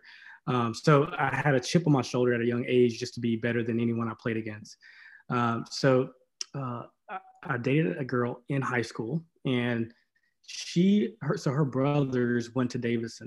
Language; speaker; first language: English; native; English